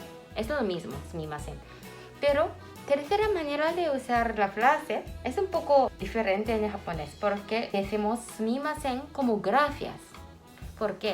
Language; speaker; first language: Spanish; non-native, fluent; Japanese